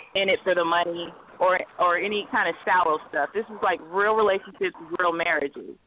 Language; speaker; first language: English; native; English